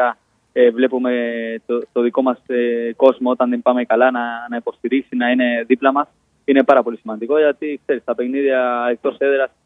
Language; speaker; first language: Greek; non-native, fluent; Spanish